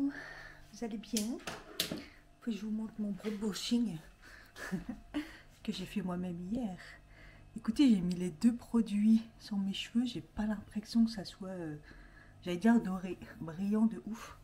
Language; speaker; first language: French; native; French